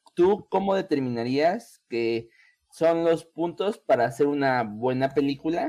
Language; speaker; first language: Spanish; native; Spanish